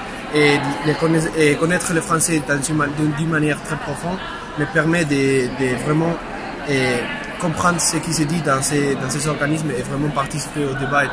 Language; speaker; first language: French; non-native, fluent; Spanish